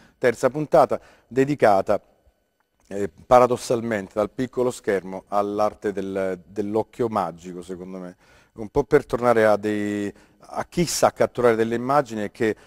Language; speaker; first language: Italian; native; Italian